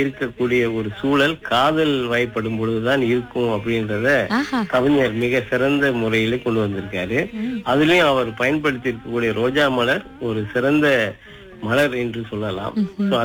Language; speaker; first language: Tamil; early bilingual, heritage; Tamil